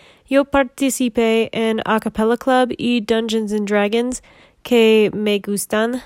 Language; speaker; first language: Spanish; non-native, learner; English